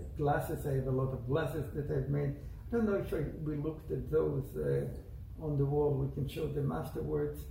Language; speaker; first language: English; non-native, fluent; Hebrew